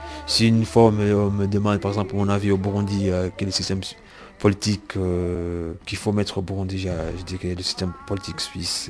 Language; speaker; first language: French; non-native, local second language; Rundi